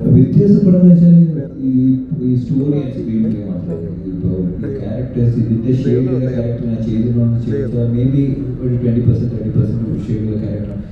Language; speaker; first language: Malayalam; early bilingual, heritage; Malayalam